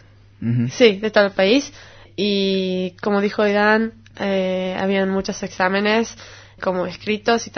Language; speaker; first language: Spanish; non-native, fluent; Hebrew